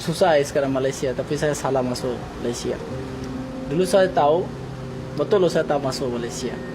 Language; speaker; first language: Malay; non-native, learner; Bangla